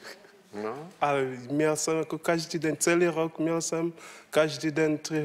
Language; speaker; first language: Czech; non-native, learner; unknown